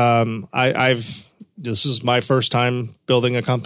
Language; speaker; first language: English; native; English